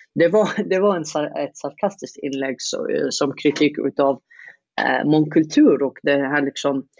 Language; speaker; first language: Swedish; non-native, fluent; Arabic